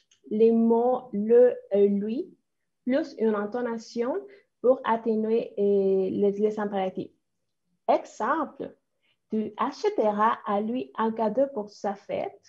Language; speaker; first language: French; non-native, fluent; Spanish